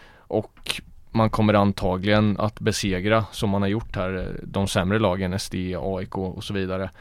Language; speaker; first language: Swedish; native; Swedish